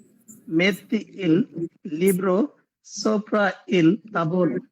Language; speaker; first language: Italian; non-native, learner; Bangla